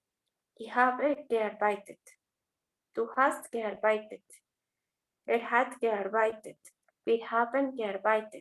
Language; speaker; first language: German; non-native, fluent; Spanish